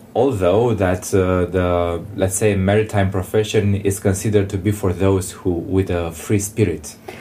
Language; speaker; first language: English; non-native, fluent; Romanian